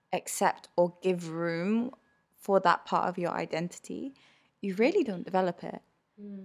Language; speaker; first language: English; early bilingual, other home language; Urdu